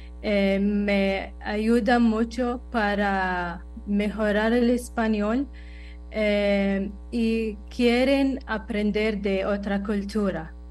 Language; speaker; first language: Spanish; non-native, learner; Arabic